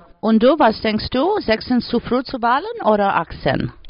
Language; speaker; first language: German; non-native, learner; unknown